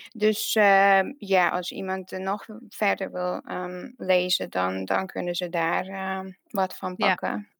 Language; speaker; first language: Dutch; non-native, fluent; Hungarian